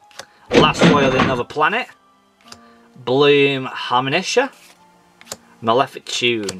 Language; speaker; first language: English; native; English